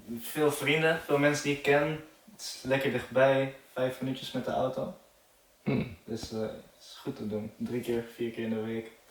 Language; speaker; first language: Dutch; native; Dutch